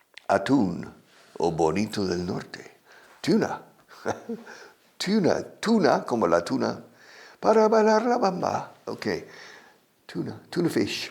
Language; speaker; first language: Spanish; non-native, fluent; English